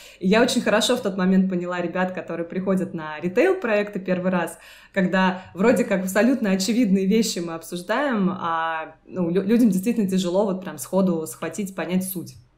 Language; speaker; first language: Russian; native; Russian